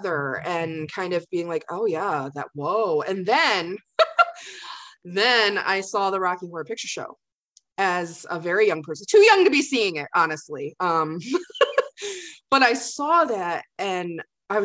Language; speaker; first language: English; native; English